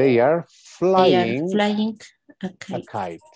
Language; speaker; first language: English; non-native, fluent; Spanish